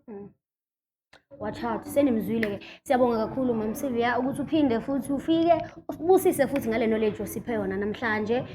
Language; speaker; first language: Zulu; non-native, local second language; Swati